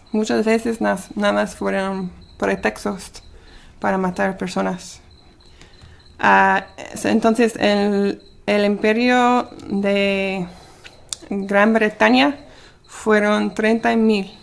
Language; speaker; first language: Spanish; early bilingual, heritage; Spanish